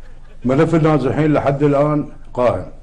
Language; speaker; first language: Arabic; native; Arabic